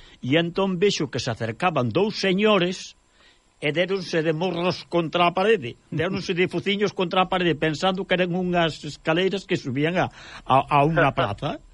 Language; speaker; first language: Galician; native; Galician